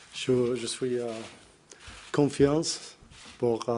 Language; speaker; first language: French; non-native, learner; Arabic